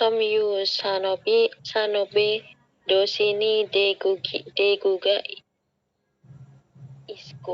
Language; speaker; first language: Korean; non-native, learner; Indonesian